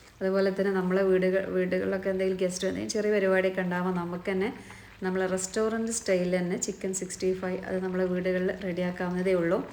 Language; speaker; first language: Malayalam; native; Malayalam